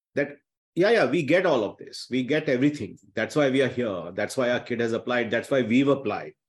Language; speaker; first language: English; non-native, local second language; Hindi